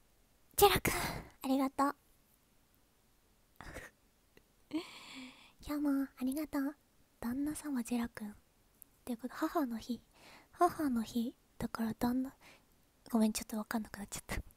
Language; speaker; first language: Japanese; native; Japanese